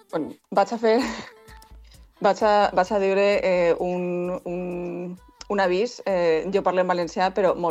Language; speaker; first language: Catalan; non-native, local second language; Spanish